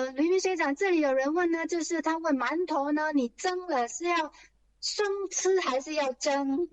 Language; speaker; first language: Chinese; early bilingual, heritage; Chinese